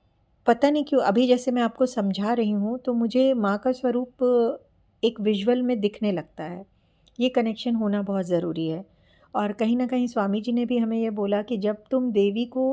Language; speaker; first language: Hindi; native; Hindi